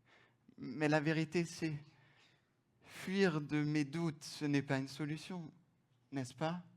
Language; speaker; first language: French; non-native, fluent; German